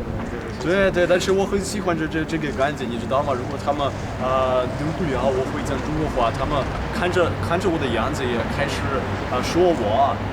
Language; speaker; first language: Chinese; non-native, learner; Ukrainian